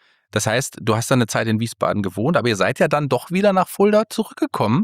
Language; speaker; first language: German; native; German